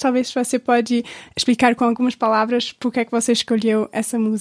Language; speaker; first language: Portuguese; non-native, fluent; German